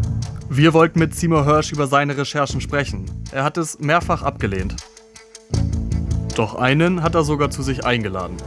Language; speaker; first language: German; native; German